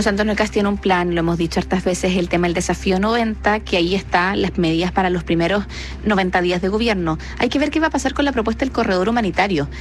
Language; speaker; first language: Spanish; native; Spanish